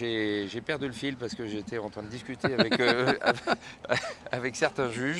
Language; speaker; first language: French; native; French